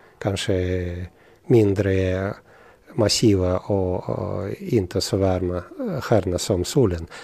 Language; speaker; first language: Swedish; non-native, fluent; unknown